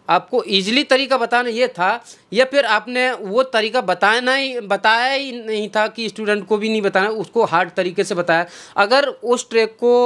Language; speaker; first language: Hindi; native; Hindi